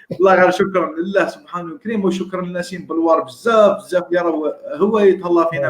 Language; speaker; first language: Arabic; native; Arabic